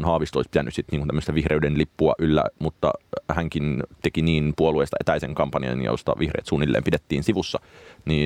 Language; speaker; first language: Finnish; native; Finnish